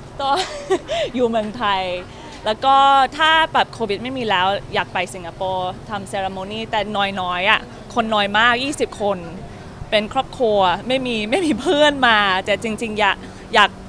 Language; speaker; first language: Thai; non-native, learner; English